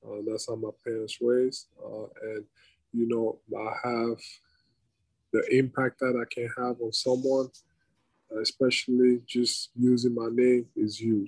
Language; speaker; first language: English; non-native, local second language; French